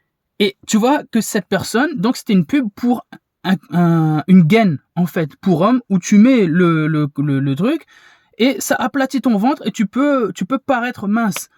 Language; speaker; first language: French; native; French